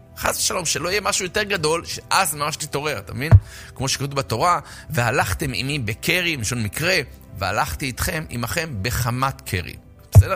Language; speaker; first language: Hebrew; native; Hebrew